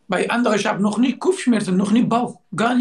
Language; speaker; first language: German; non-native, learner; Turkish